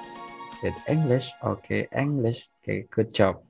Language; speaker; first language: English; non-native, fluent; Indonesian